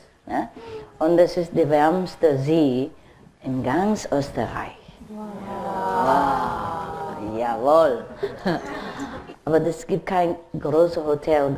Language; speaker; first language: German; non-native, learner; Vietnamese